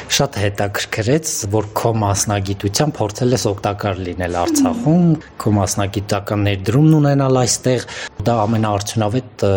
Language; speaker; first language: Armenian; native; Armenian